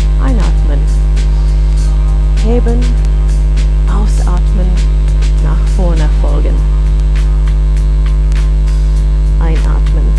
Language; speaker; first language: German; non-native, learner; English